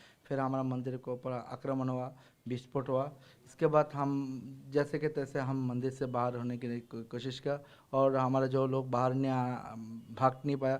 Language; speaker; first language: Hindi; non-native, fluent; Bangla